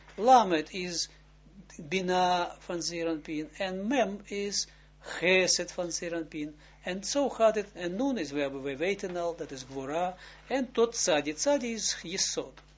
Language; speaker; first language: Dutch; non-native, fluent; Hebrew